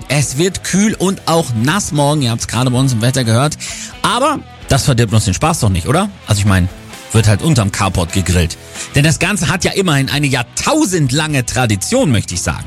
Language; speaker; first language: German; native; German